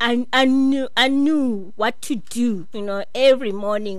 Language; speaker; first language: English; non-native, fluent; Xhosa